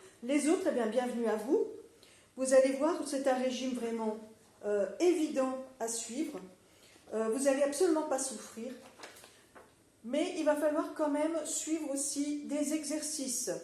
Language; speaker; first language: French; native; French